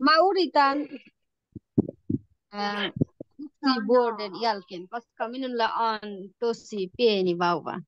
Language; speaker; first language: Finnish; non-native, learner; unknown